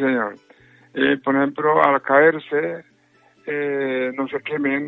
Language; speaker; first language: Spanish; non-native, fluent; Japanese